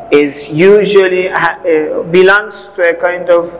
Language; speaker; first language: English; non-native, fluent; Persian